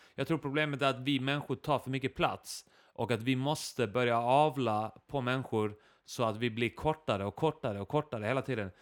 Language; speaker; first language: Swedish; early bilingual, other home language; Icelandic